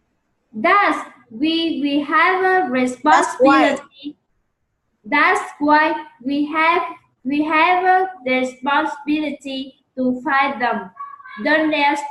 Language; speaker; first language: English; non-native, learner; Vietnamese